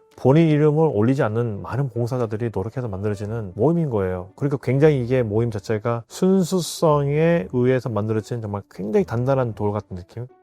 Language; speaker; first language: Korean; native; Korean